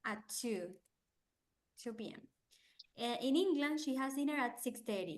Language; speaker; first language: English; non-native, fluent; Spanish